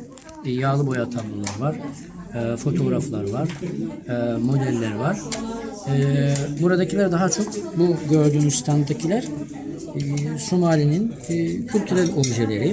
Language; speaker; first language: Turkish; native; Turkish